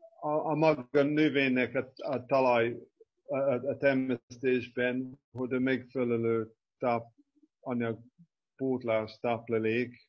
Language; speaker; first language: Hungarian; non-native, fluent; English